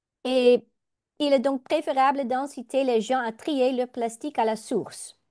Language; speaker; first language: French; non-native, learner; Dutch